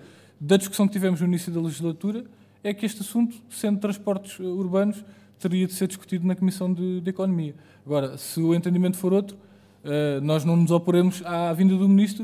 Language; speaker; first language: Portuguese; native; Portuguese